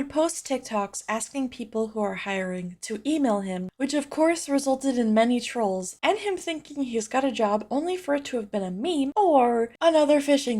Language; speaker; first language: English; native; English